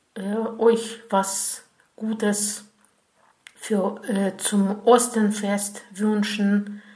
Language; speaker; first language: German; non-native, fluent; Russian